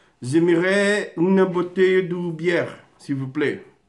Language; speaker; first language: French; non-native, learner; Portuguese